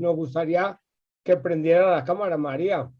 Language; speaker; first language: Spanish; native; Spanish